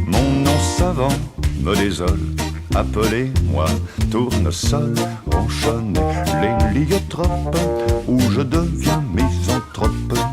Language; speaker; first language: French; native; French